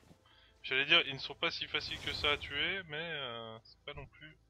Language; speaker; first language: French; native; French